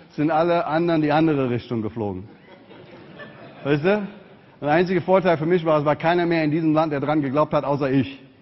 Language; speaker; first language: German; non-native, fluent; English